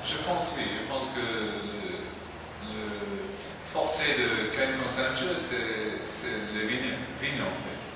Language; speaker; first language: French; non-native, fluent; English